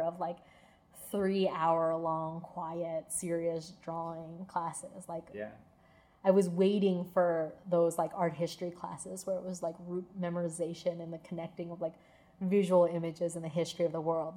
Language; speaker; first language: English; native; English